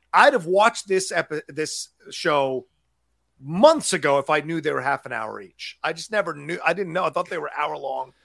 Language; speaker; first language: English; native; English